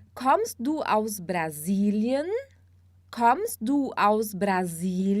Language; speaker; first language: German; non-native, fluent; Portuguese